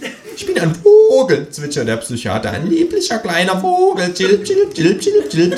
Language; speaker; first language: German; native; German